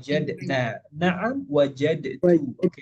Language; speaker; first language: Malay; native; Malay